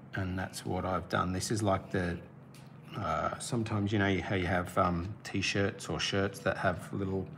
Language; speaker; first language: English; native; English